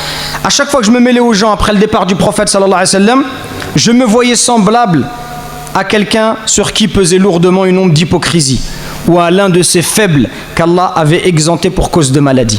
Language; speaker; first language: French; native; French